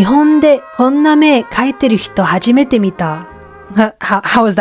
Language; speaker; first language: Japanese; non-native, learner; English